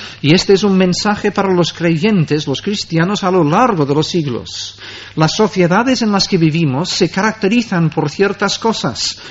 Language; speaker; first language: Spanish; non-native, fluent; English